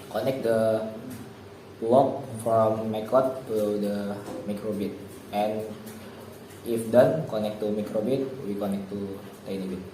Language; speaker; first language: English; non-native, learner; Indonesian